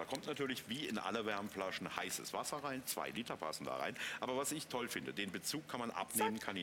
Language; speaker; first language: German; native; German